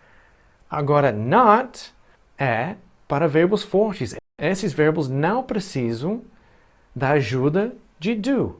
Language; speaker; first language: Portuguese; non-native, fluent; English